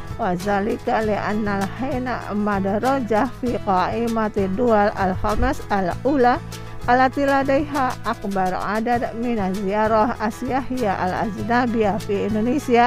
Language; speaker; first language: Arabic; non-native, fluent; Indonesian